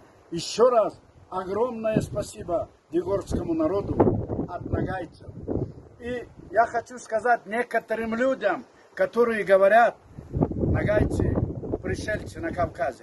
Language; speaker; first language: Russian; non-native, local second language; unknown